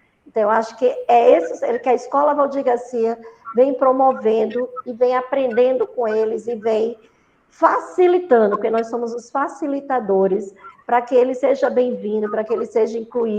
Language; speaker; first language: Portuguese; native; Portuguese